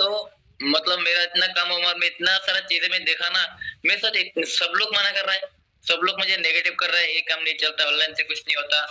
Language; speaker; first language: Hindi; non-native, local second language; Assamese